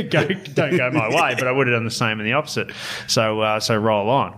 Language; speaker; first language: English; native; English